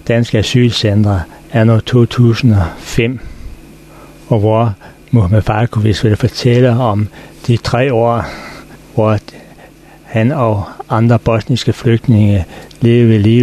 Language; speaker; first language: Danish; native; Danish